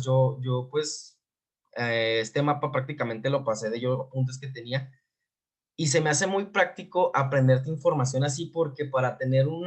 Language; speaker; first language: Spanish; native; Spanish